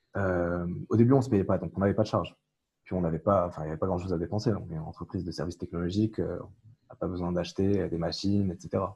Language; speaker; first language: French; non-native, local second language; Arabic